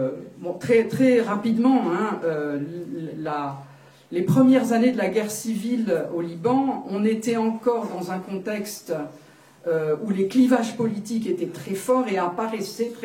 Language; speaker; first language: French; native; French